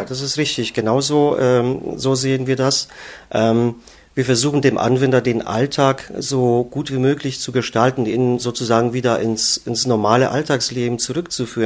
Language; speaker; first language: German; native; German